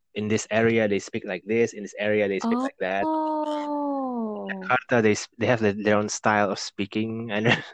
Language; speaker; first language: English; non-native, fluent; Indonesian